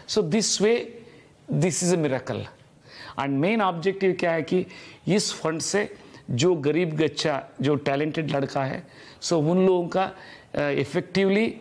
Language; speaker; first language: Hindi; non-native, local second language; Telugu